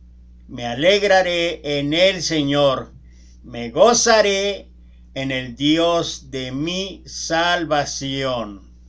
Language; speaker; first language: Spanish; native; Spanish